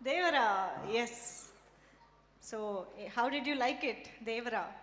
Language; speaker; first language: Telugu; native; Telugu